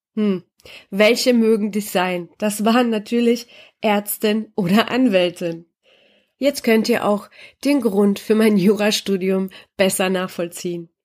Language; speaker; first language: German; early bilingual, other home language; Polish